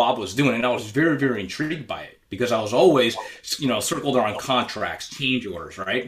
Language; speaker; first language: English; native; English